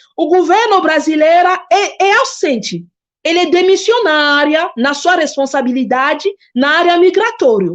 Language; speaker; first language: Portuguese; non-native, fluent; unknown